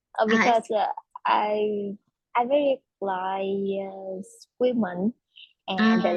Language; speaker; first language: English; non-native, learner; Vietnamese